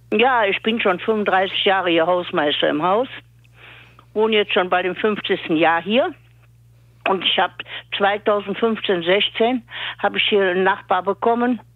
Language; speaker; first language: German; native; German